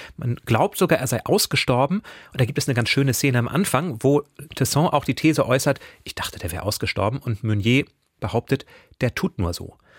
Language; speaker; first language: German; native; German